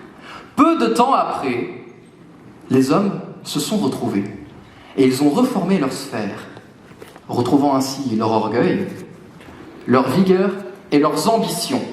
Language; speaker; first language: French; native; French